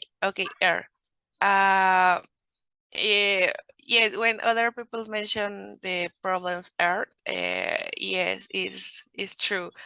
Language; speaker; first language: English; non-native, learner; Spanish